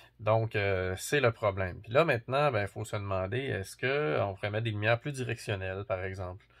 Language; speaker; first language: French; native; French